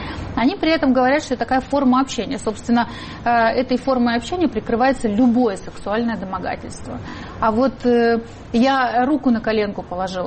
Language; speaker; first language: Russian; native; Russian